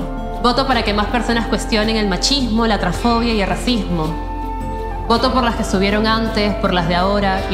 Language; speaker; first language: Spanish; native; Spanish